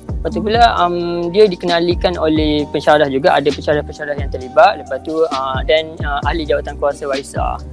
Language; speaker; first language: Malay; native; Malay